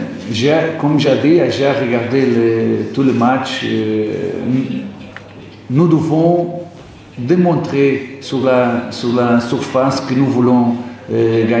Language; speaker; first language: French; non-native, learner; Portuguese